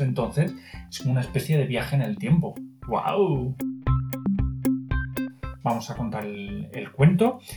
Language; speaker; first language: Spanish; native; Spanish